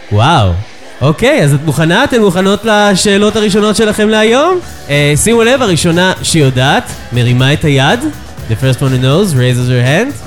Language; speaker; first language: Hebrew; native; Hebrew